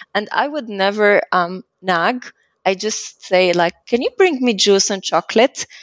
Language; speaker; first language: English; early bilingual, other home language; Arabic